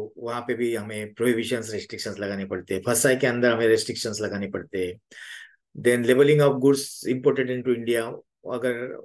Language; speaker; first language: Hindi; native; Hindi